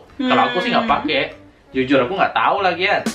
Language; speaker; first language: Indonesian; native; Indonesian